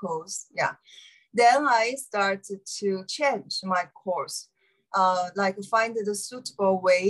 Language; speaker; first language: English; non-native, learner; Chinese